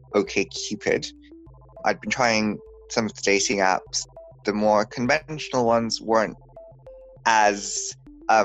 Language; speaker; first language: English; non-native, local second language; Bangla